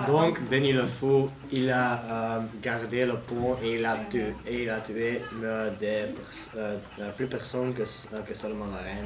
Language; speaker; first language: French; non-native, learner; Dutch